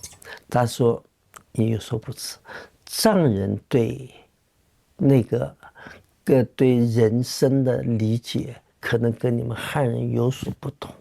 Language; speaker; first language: Chinese; native; Chinese